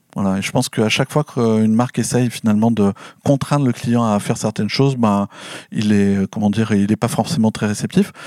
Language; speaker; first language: French; native; French